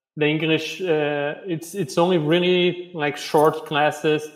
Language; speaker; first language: English; non-native, fluent; Portuguese